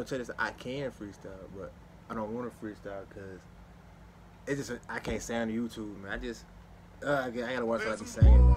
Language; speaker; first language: English; native; English